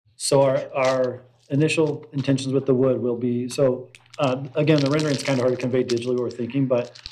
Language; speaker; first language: English; native; English